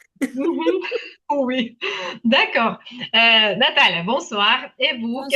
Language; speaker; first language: French; non-native, fluent; Ukrainian